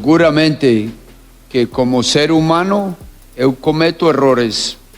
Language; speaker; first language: Portuguese; non-native, learner; Spanish